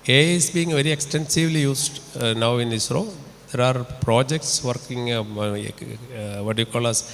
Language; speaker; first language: English; non-native, local second language; Malayalam